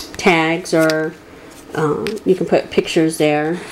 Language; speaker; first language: English; native; English